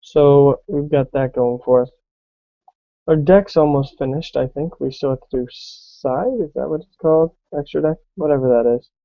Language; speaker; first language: English; native; English